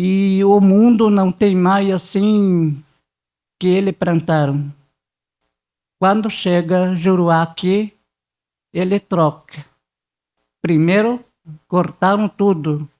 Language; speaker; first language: Portuguese; non-native, local second language; Guarani